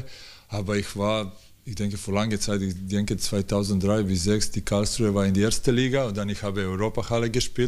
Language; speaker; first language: German; non-native, fluent; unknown